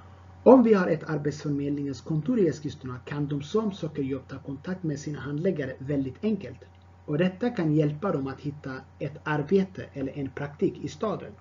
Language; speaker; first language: Swedish; non-native, fluent; Tigrinya